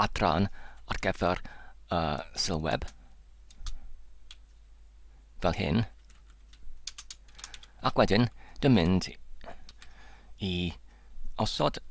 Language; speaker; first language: Welsh; non-native, learner; English